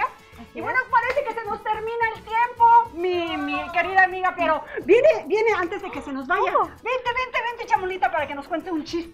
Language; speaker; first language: Spanish; native; Spanish